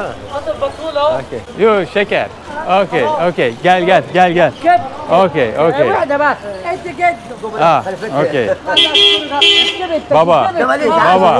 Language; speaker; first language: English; non-native, learner; Turkish